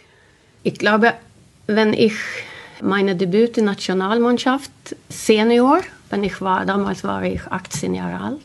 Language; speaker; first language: German; non-native, learner; Swedish